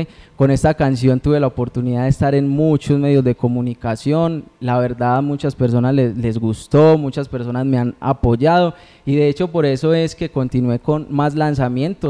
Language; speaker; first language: Spanish; native; Spanish